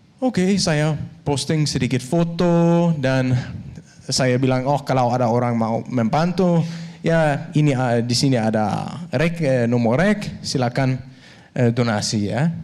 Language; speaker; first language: Indonesian; non-native, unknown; Danish